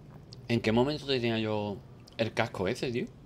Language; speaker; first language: Spanish; native; Spanish